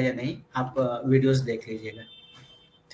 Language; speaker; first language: Hindi; native; Hindi